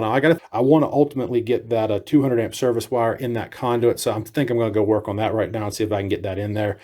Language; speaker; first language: English; native; English